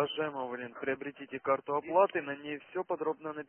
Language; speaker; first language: Russian; native; Russian